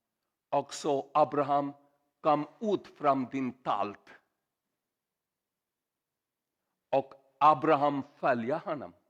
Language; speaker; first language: Swedish; non-native, learner; Urdu